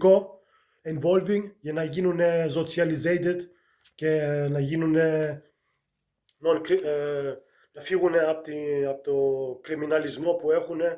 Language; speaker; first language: Greek; early bilingual, heritage; Greek